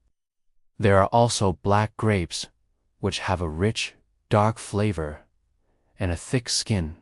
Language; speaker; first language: English; native; English